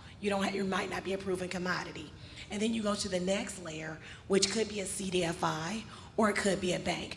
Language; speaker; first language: English; native; English